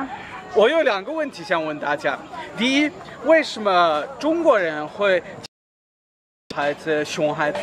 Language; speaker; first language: Chinese; non-native, fluent; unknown